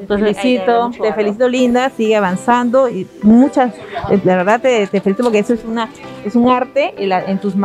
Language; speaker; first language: Spanish; native; Spanish